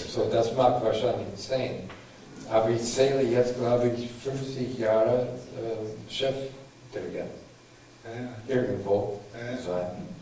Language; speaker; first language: German; non-native, fluent; English